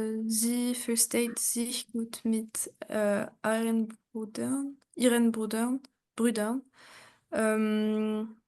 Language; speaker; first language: German; non-native, learner; French